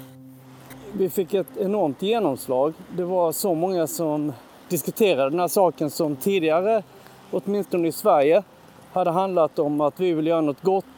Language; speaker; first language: Swedish; native; Swedish